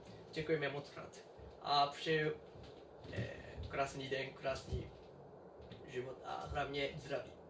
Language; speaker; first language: Czech; non-native, learner; Japanese